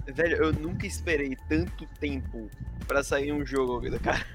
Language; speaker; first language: Portuguese; native; Portuguese